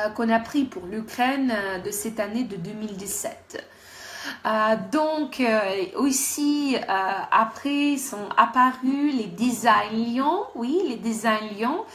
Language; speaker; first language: French; non-native, fluent; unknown